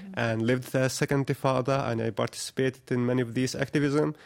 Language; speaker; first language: English; non-native, fluent; Arabic